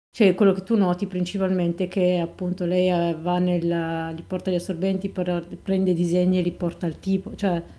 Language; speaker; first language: Italian; native; Italian